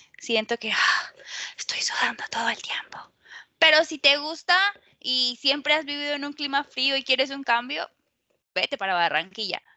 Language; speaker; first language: Spanish; native; Spanish